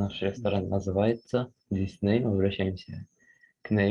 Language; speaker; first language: Russian; non-native, local second language; Kyrgyz